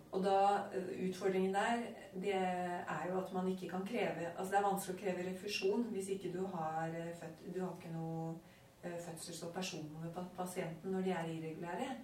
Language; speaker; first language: Norwegian; native; Norwegian